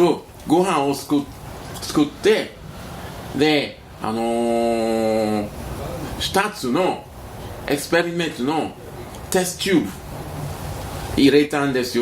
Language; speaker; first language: Japanese; non-native, learner; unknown